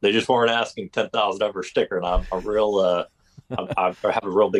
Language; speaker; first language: English; native; English